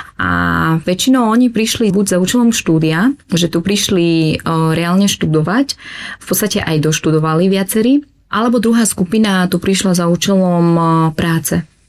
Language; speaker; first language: Slovak; early bilingual, other home language; Vietnamese